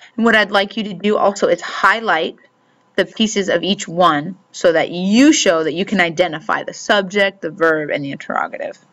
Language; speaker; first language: English; native; English